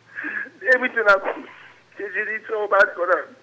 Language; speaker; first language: Persian; native; Persian